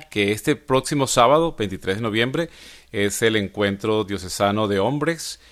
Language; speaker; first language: Spanish; native; Spanish